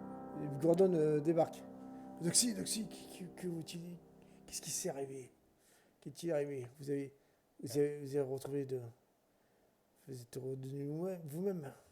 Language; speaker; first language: French; native; French